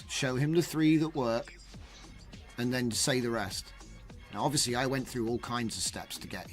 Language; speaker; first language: English; native; English